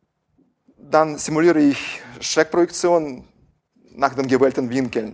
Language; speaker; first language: German; non-native, fluent; Russian